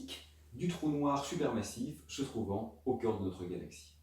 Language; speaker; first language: French; native; French